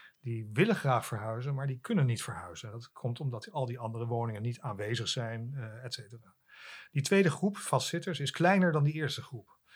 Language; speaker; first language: Dutch; native; Dutch